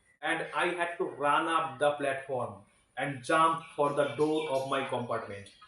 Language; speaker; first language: English; non-native, local second language; Bangla